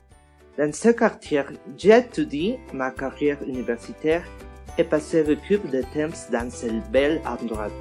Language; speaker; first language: French; non-native, learner; Spanish